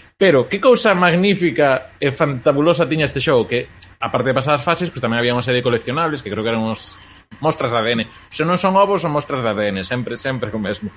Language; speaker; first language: Galician; non-native, local second language; Spanish